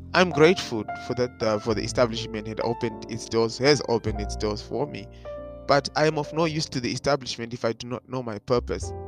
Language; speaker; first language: English; non-native, local second language; Shona